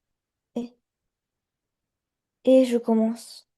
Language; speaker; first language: French; non-native, learner; Chinese